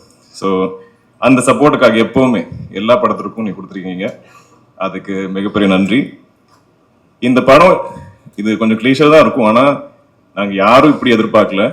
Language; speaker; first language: Tamil; non-native, local second language; Malayalam